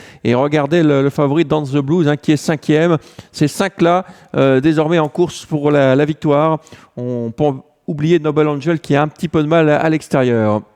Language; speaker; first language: French; native; French